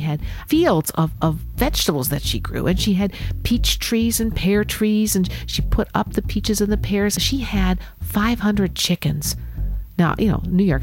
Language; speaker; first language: English; native; English